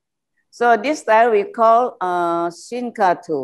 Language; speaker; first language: English; non-native, learner; Indonesian